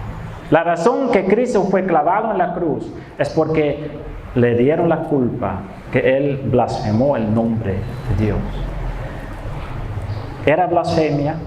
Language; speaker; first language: Spanish; non-native, fluent; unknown